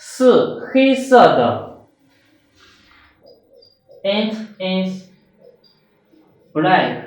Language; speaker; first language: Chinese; non-native, fluent; Urdu